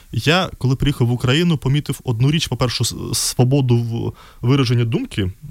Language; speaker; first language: Ukrainian; non-native, fluent; Russian